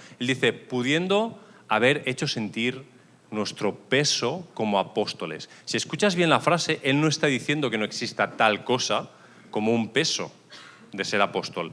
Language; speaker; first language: Spanish; native; Spanish